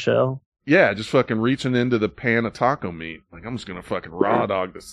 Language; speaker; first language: English; native; English